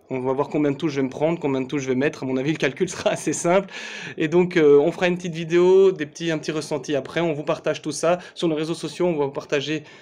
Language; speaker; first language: French; native; French